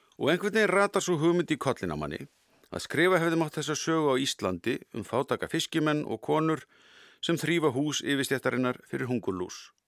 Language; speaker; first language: Icelandic; native; Icelandic